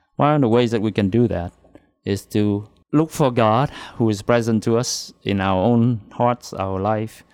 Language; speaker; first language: English; non-native, fluent; Vietnamese